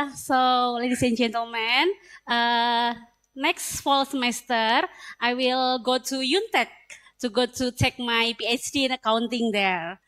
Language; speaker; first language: English; non-native, learner; Indonesian